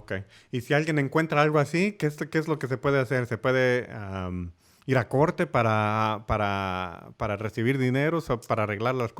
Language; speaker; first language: Spanish; early bilingual, heritage; Spanish